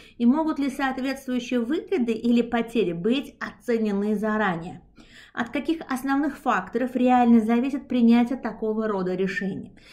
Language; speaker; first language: Russian; non-native, local second language; Uzbek